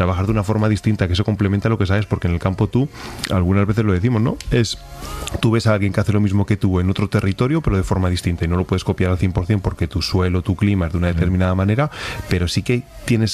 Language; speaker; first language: Spanish; native; Spanish